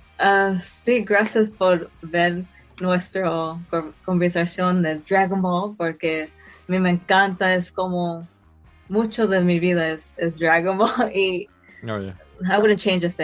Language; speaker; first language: Spanish; early bilingual, heritage; Spanish